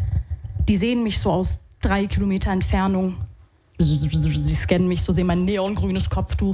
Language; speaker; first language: German; early bilingual, other home language; Arabic